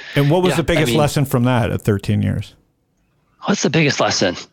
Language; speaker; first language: English; native; English